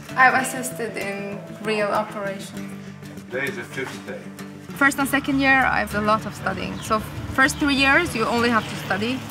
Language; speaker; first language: English; non-native, fluent; Swedish